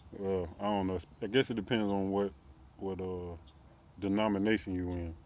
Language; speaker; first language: English; native; English